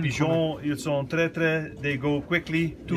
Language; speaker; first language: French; non-native, learner; Dutch